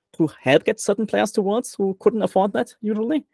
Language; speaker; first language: English; non-native, fluent; German